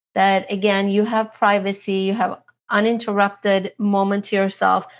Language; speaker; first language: English; non-native, fluent; Turkish